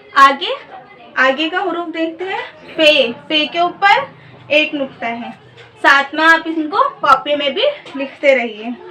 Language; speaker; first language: Urdu; native; Urdu